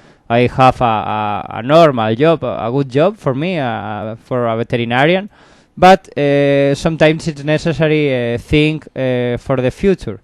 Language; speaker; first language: English; non-native, learner; Spanish